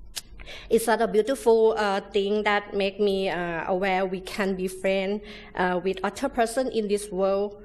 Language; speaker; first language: English; non-native, learner; Thai